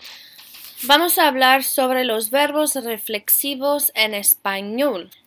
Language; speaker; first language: Spanish; non-native, fluent; English